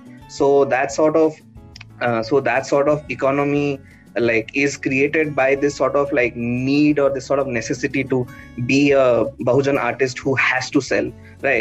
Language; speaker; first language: English; non-native, local second language; Odia